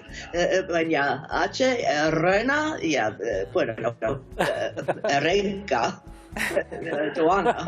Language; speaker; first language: Basque; non-native, fluent; English